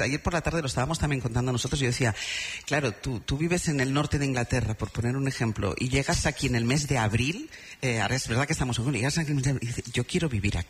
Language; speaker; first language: Spanish; native; Spanish